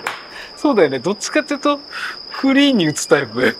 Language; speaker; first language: Japanese; native; Japanese